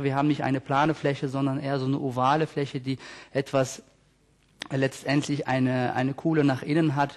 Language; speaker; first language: German; native; German